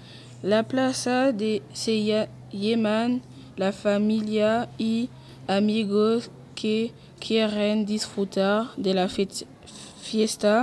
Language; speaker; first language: Spanish; non-native, learner; French